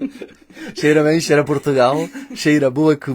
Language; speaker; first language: Portuguese; early bilingual, heritage; Portuguese